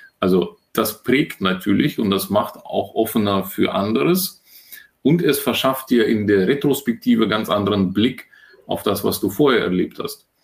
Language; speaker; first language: German; early bilingual, other home language; Russian